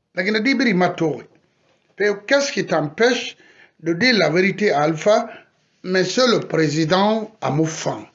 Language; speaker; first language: French; non-native, local second language; Susu